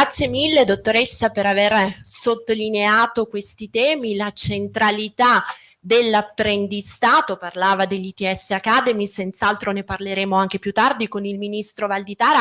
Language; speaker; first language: Italian; native; Italian